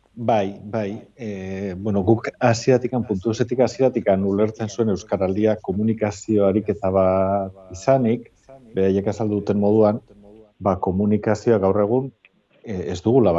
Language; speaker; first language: Basque; native; Basque